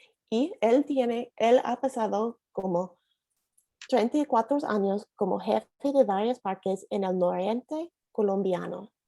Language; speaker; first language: Spanish; non-native, learner; English